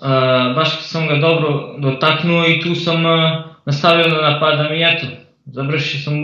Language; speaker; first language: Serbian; early bilingual, heritage; Croatian